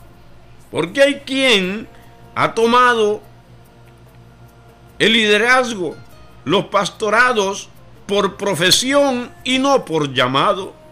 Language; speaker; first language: Spanish; native; Spanish